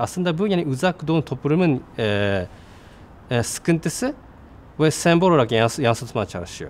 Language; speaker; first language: Turkish; non-native, fluent; Japanese